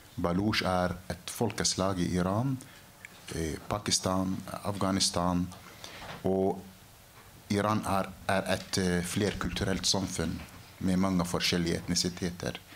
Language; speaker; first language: Norwegian; non-native, fluent; Arabic